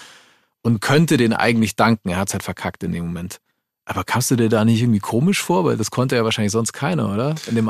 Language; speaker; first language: German; native; German